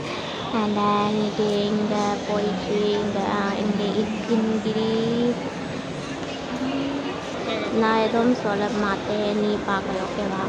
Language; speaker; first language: Tamil; non-native, learner; Hindi